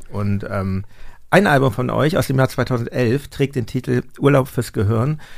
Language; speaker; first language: German; native; German